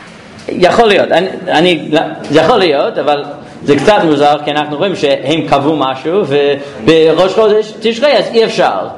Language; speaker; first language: Hebrew; non-native, fluent; English